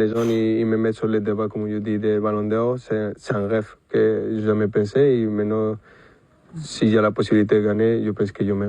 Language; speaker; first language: French; non-native, fluent; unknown